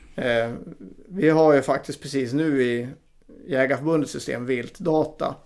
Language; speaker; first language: Swedish; native; Swedish